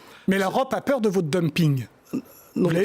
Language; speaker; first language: French; native; French